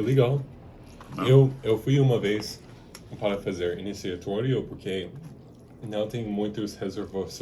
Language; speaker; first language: Portuguese; non-native, fluent; English